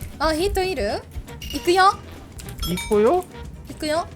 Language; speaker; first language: Japanese; non-native, learner; Korean